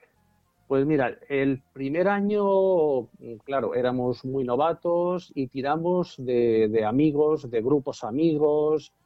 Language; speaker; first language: Spanish; native; Spanish